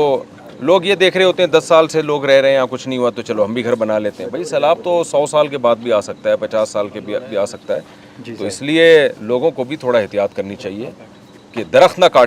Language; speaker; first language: Urdu; native; Urdu